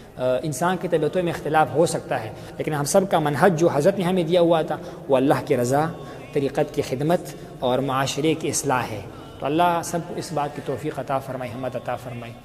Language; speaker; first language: Urdu; non-native, local second language; Pashto